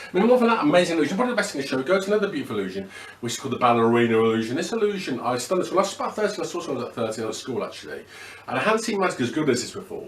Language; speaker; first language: English; native; English